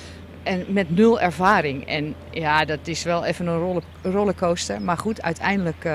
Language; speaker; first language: Dutch; native; Dutch